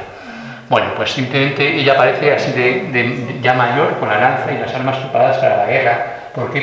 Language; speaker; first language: Spanish; native; Spanish